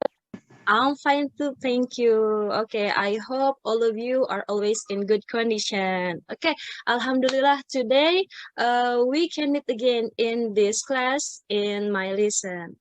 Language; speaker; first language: English; non-native, learner; Indonesian